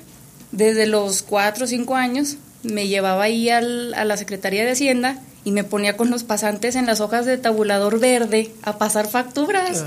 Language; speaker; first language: Spanish; native; Spanish